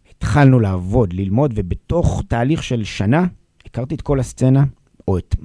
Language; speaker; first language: Hebrew; native; Hebrew